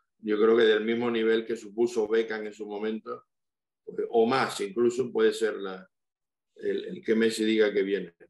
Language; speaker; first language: Spanish; native; Spanish